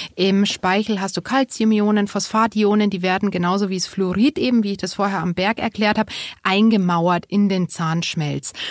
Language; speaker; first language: German; native; German